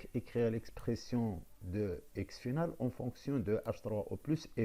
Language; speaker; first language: French; non-native, local second language; Arabic